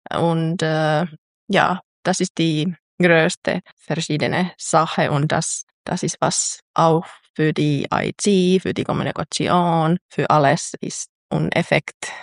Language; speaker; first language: German; non-native, learner; Finnish